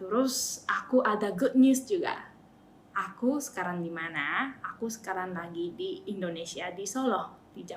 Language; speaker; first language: Indonesian; non-native, fluent; Japanese